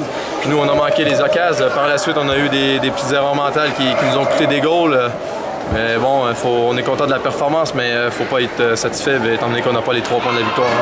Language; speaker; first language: French; native; French